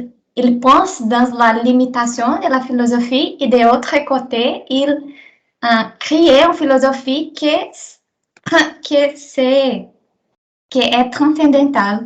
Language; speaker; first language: French; non-native, learner; Portuguese